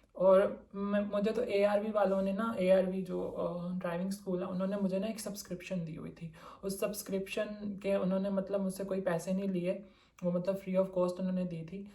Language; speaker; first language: Urdu; non-native, local second language; Punjabi